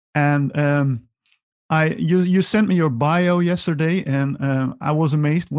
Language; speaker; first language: English; non-native, fluent; Dutch